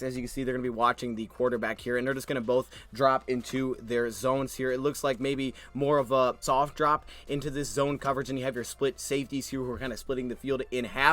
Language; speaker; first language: English; native; English